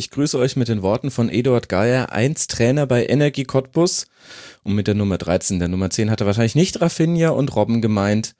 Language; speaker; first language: German; native; German